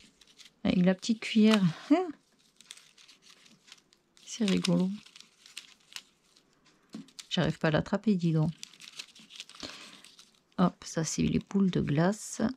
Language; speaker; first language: French; native; French